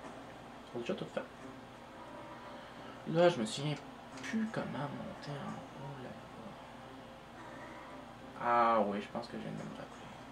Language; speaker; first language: French; native; French